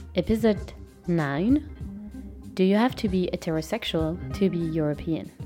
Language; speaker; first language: English; non-native, fluent; French